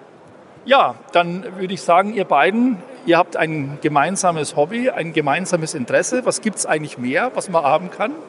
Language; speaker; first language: German; native; German